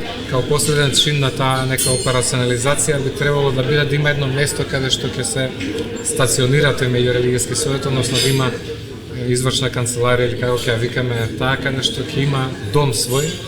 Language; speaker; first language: Macedonian; native; Macedonian